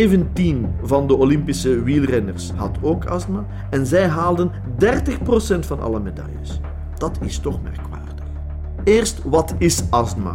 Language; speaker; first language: Dutch; native; Dutch